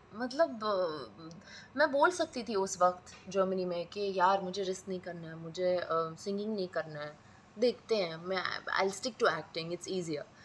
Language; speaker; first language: Hindi; non-native, fluent; Persian